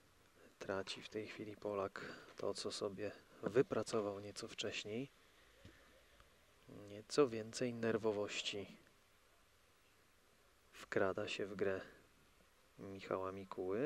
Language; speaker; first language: Polish; native; Polish